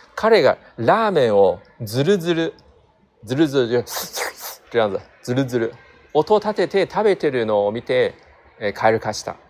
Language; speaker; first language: Japanese; non-native, fluent; Chinese